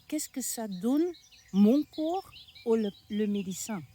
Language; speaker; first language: French; non-native, learner; Dutch